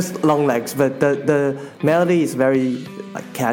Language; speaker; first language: English; non-native, fluent; Chinese